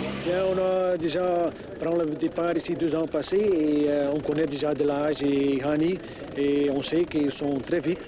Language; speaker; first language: French; non-native, local second language; Dutch